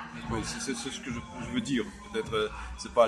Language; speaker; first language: French; non-native, fluent; Russian